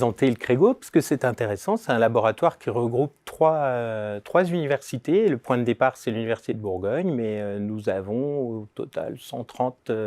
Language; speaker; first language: French; native; French